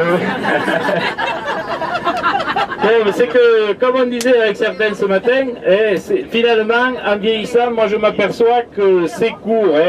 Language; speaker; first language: French; native; French